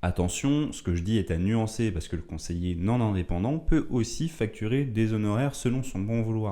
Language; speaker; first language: French; native; French